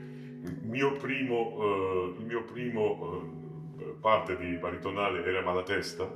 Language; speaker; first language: Italian; non-native, learner; Georgian